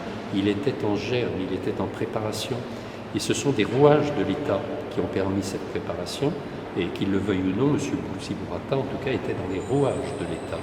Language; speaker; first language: French; native; French